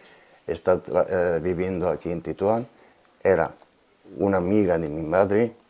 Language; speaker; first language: Spanish; non-native, learner; Arabic